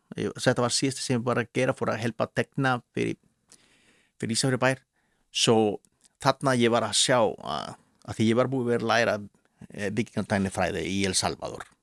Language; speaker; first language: Icelandic; non-native, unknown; Spanish